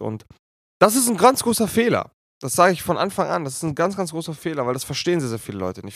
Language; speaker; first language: German; native; German